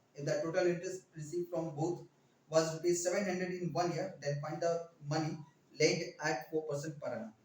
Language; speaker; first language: English; non-native, local second language; Hindi